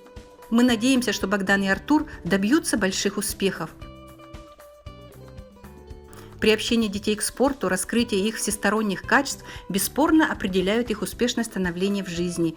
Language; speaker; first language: Russian; native; Russian